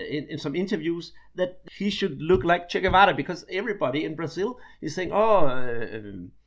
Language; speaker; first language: English; non-native, fluent; Danish